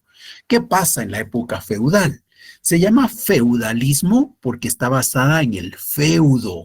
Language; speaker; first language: Spanish; native; Spanish